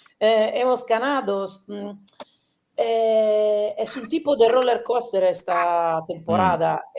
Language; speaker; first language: Spanish; non-native, learner; Italian